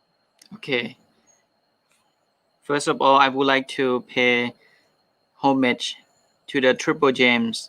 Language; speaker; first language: English; non-native, fluent; Thai